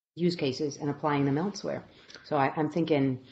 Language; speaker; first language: English; native; English